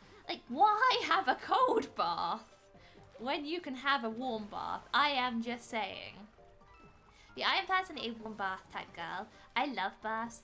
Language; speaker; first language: English; native; English